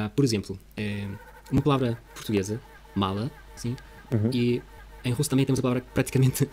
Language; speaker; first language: Portuguese; non-native, fluent; Russian